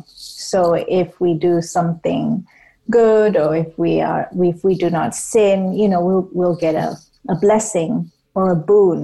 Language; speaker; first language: English; non-native, local second language; Tamil